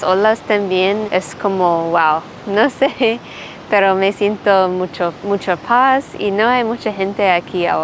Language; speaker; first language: Spanish; non-native, learner; English